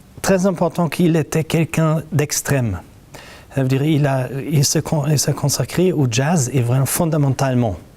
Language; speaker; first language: French; non-native, fluent; German